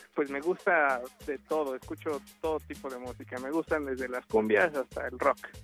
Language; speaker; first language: Spanish; native; Spanish